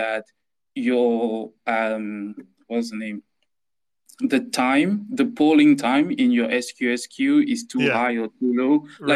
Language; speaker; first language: English; non-native, local second language; French